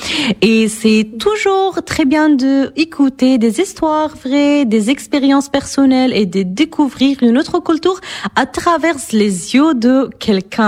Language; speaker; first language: French; non-native, fluent; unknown